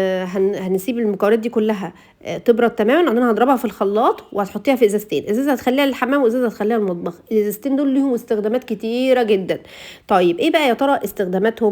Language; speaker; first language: Arabic; native; Arabic